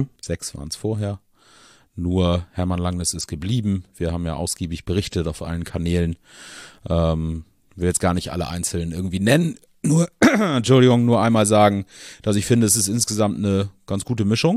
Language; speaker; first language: German; native; German